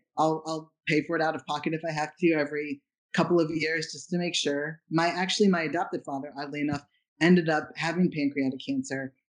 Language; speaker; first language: English; native; English